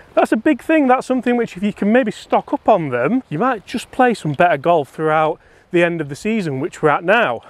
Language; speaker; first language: English; native; English